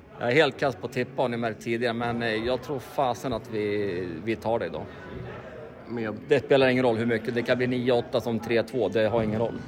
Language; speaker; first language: Swedish; native; Swedish